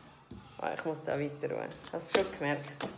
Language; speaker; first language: German; native; German